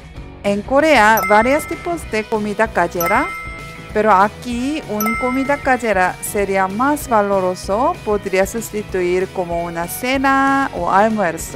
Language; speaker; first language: Spanish; non-native, learner; Korean